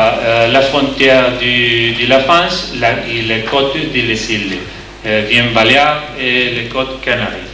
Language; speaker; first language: French; non-native, learner; Spanish